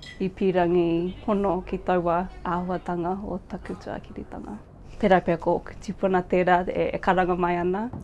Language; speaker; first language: Māori; non-native, local second language; English